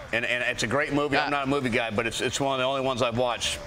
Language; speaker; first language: English; native; English